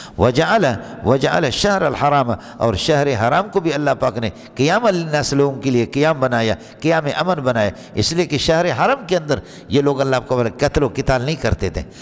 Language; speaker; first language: Urdu; non-native, local second language; Baluchi